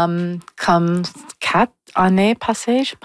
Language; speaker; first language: French; non-native, local second language; English